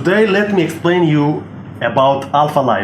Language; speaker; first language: English; non-native, fluent; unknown